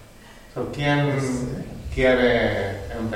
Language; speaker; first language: Spanish; non-native, learner; English